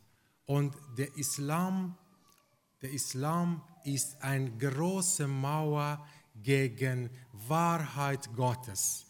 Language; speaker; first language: German; non-native, fluent; Persian